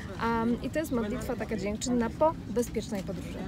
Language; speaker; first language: Polish; native; Polish